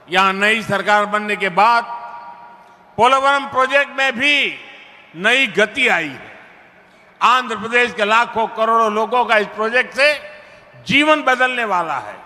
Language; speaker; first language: Hindi; non-native, local second language; Gujarati